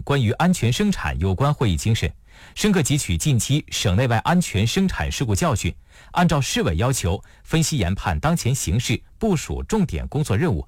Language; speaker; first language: Chinese; native; Chinese